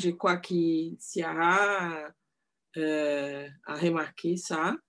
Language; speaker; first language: French; non-native, learner; Portuguese